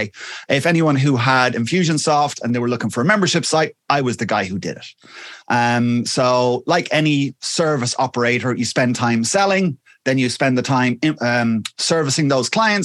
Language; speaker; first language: English; native; English